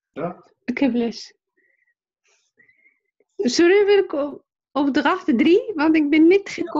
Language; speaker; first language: Dutch; non-native, learner; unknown